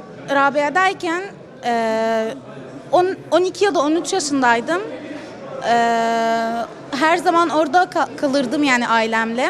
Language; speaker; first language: Turkish; early bilingual, other home language; Arabic